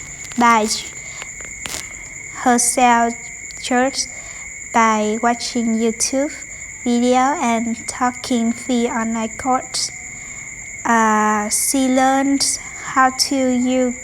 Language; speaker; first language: English; non-native, learner; Vietnamese